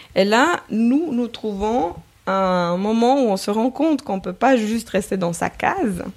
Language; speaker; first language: French; non-native, fluent; Romanian